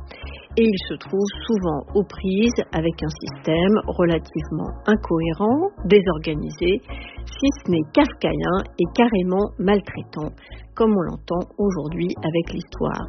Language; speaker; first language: French; native; French